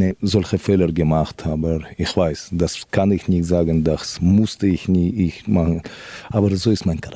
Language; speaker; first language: German; non-native, fluent; Russian